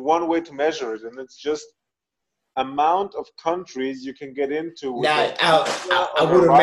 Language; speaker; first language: English; non-native, fluent; Spanish